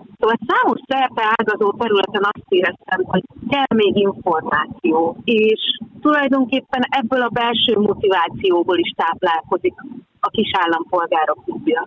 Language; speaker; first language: Hungarian; native; Hungarian